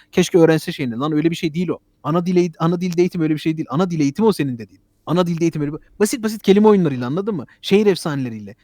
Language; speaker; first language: Turkish; early bilingual, heritage; Turkish